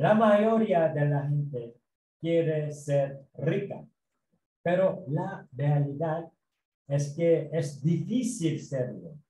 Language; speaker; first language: Spanish; non-native, learner; Korean